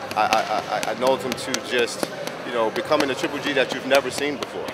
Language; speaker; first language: English; native; English